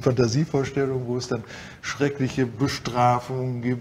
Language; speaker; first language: German; native; German